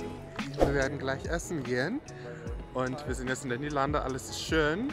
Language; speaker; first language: German; non-native, learner; English